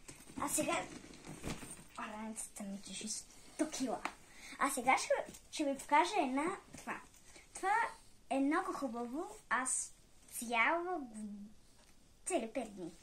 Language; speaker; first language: Bulgarian; early bilingual, heritage; Bulgarian